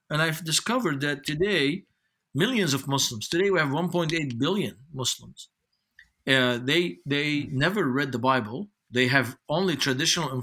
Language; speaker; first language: English; non-native, fluent; Arabic